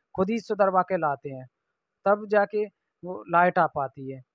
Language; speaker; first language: Hindi; native; Hindi